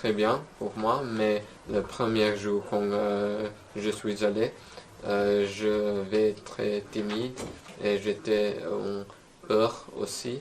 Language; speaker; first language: French; non-native, learner; Croatian